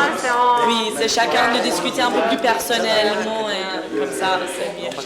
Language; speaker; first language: French; non-native, learner; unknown